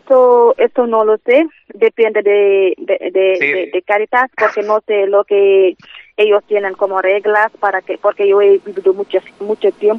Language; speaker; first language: Spanish; non-native, fluent; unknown